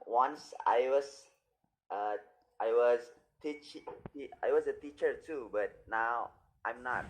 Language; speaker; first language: English; non-native, learner; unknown